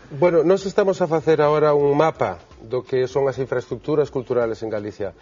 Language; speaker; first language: Galician; non-native, local second language; Spanish